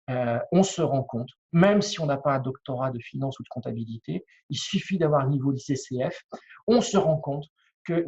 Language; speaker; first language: French; native; French